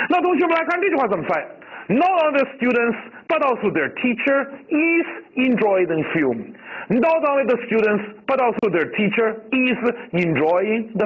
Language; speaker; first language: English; non-native, fluent; Chinese